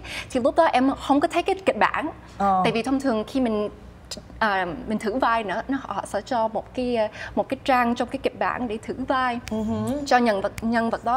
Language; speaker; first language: Vietnamese; early bilingual, heritage; Vietnamese